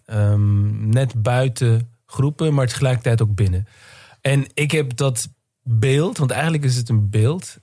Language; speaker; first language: Dutch; early bilingual, other home language; Turkish